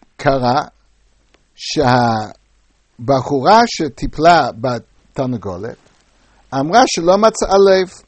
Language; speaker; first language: Hebrew; non-native, fluent; English